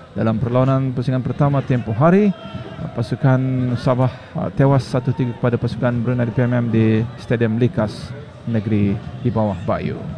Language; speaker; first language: Malay; native; Malay